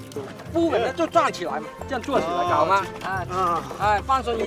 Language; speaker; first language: Chinese; non-native, local second language; Cantonese